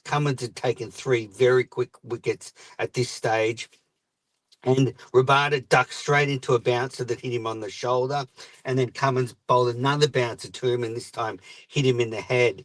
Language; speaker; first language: English; native; English